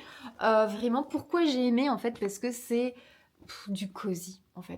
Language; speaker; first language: French; native; French